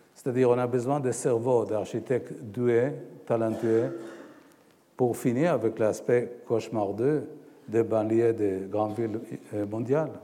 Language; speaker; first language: French; non-native, fluent; Hebrew